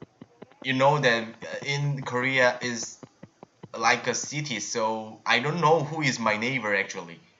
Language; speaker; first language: English; non-native, learner; Korean